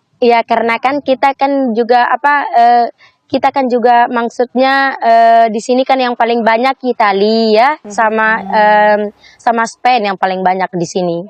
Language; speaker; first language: Indonesian; non-native, local second language; Sasak